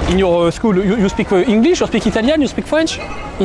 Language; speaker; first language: English; non-native, learner; French